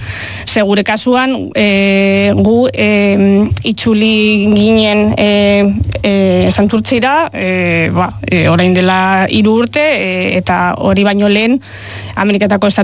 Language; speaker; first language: Basque; non-native, local second language; Spanish